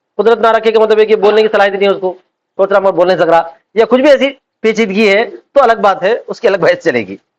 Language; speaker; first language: Urdu; native; Urdu